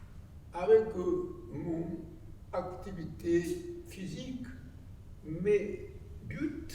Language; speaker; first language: French; non-native, learner; Japanese